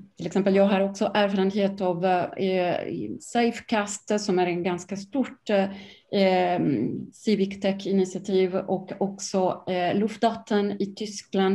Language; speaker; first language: Swedish; non-native, fluent; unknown